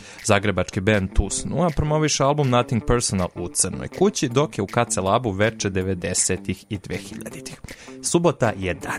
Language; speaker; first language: Serbian; native; Serbian